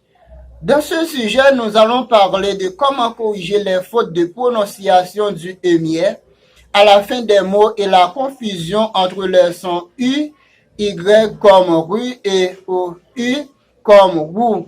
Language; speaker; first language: French; non-native, fluent; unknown